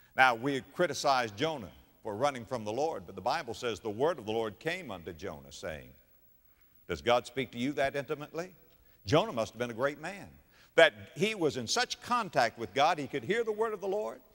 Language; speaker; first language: English; native; English